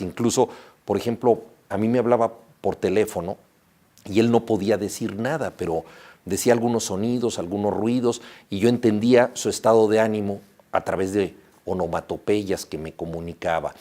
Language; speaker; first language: Spanish; native; Spanish